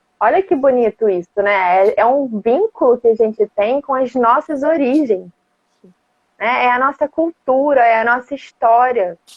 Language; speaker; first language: Portuguese; native; Portuguese